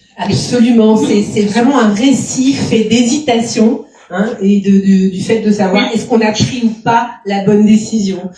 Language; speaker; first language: French; native; French